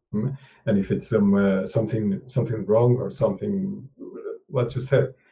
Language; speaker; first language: English; non-native, learner; Spanish